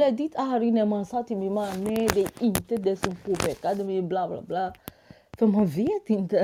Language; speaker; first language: Swedish; non-native, fluent; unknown